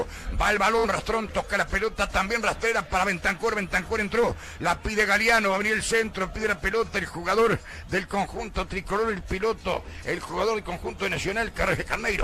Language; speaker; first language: Spanish; native; Spanish